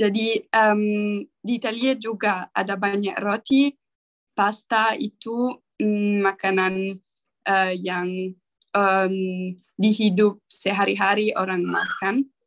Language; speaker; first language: Indonesian; non-native, learner; Italian